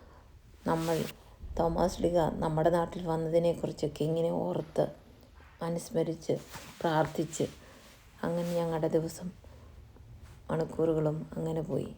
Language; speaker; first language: Malayalam; native; Malayalam